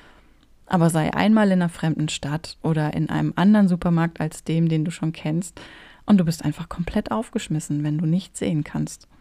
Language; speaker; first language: German; native; German